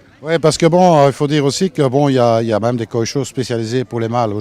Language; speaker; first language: French; native; French